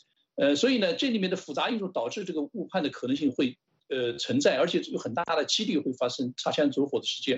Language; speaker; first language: Chinese; native; Chinese